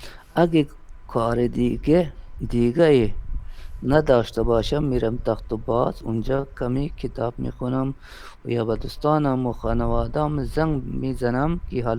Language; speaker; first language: Persian; non-native, learner; Urdu